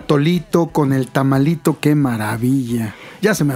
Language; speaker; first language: Spanish; native; Spanish